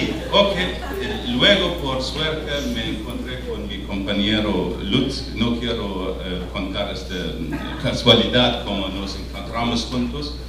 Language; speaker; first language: Spanish; non-native, fluent; Arabic